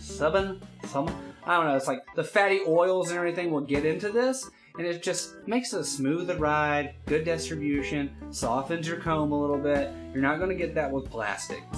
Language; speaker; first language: English; native; English